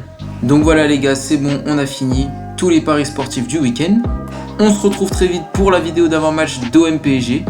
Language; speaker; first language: French; native; French